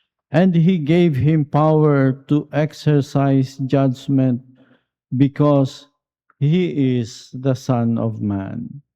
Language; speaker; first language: English; non-native, local second language; Filipino